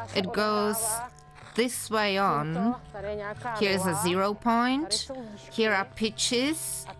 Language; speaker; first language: English; non-native, fluent; Czech